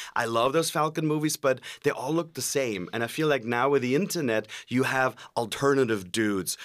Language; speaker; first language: English; non-native, fluent; German